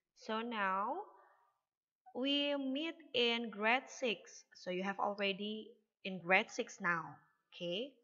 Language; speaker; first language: English; non-native, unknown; Indonesian